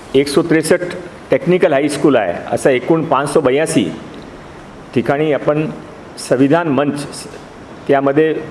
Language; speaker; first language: Marathi; non-native, local second language; Hindi